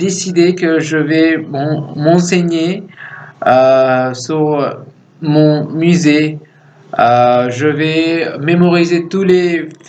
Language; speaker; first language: French; non-native, fluent; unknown